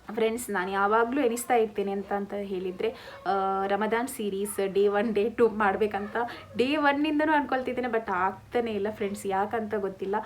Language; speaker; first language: Kannada; non-native, local second language; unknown